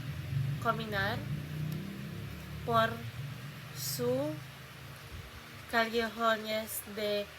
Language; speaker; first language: Spanish; non-native, learner; Filipino